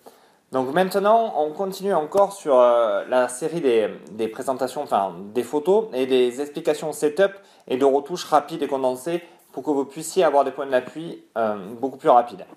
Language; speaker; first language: French; native; French